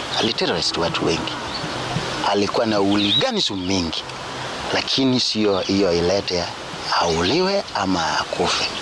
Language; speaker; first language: Swahili; non-native, local second language; Luo (Kenya and Tanzania)